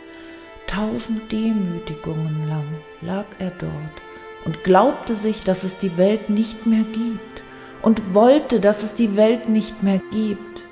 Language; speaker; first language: German; native; German